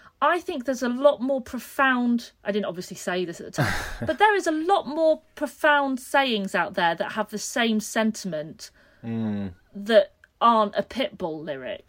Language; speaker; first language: English; native; English